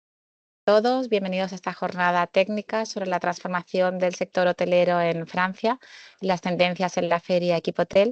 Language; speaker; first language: Spanish; native; Spanish